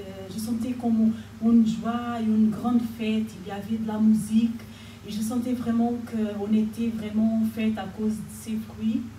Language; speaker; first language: French; non-native, fluent; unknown